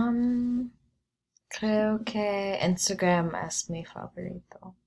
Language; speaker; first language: Spanish; non-native, learner; English